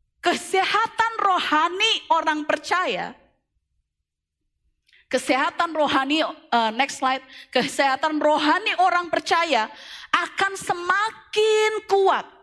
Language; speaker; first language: Indonesian; native; Indonesian